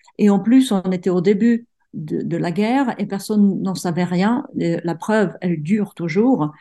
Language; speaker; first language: French; non-native, fluent; Czech